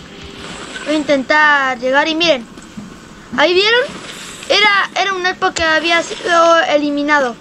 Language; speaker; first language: Spanish; native; Spanish